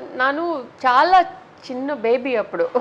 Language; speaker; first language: Telugu; non-native, local second language; Tamil